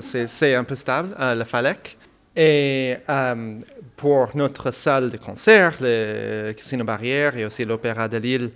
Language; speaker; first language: French; non-native, fluent; English